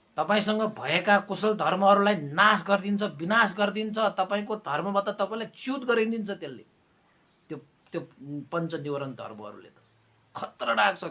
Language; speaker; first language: Nepali; non-native, local second language; Newari